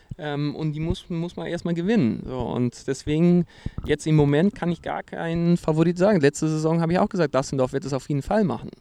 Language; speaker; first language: German; non-native, fluent; Portuguese